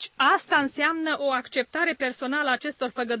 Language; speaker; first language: Romanian; native; Romanian